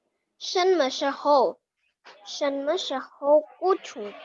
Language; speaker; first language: Chinese; non-native, learner; Indonesian